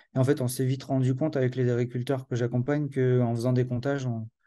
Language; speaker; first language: French; native; French